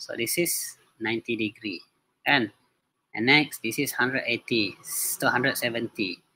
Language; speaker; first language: English; non-native, local second language; Malay